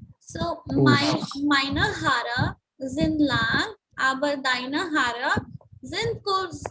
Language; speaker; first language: German; non-native, learner; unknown